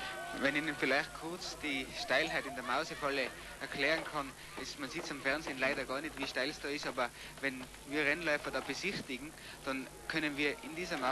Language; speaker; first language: German; native; German